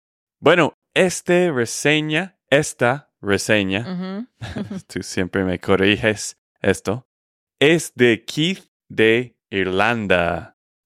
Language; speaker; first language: Spanish; non-native, fluent; English